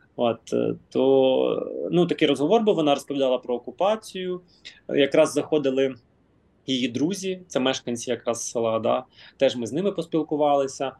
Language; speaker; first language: Ukrainian; non-native, local second language; Russian